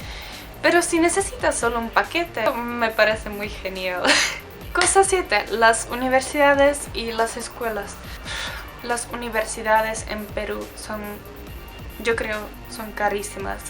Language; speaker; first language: Spanish; non-native, fluent; Czech